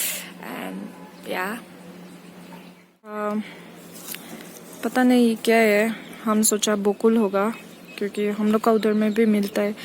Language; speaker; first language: Hindi; non-native, local second language; Assamese